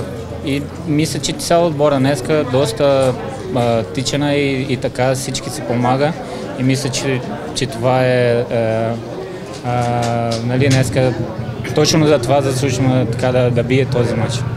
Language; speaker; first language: Bulgarian; non-native, learner; Portuguese